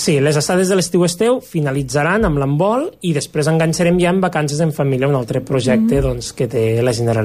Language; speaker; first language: Catalan; native; Catalan